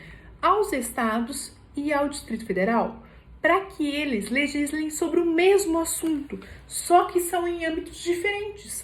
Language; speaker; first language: Portuguese; native; Portuguese